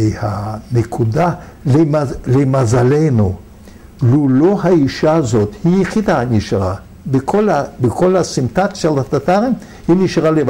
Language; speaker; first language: Hebrew; non-native, fluent; Yiddish